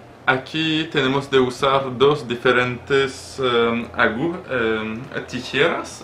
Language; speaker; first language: Spanish; non-native, learner; French